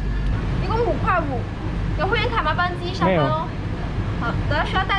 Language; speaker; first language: Chinese; native; Chinese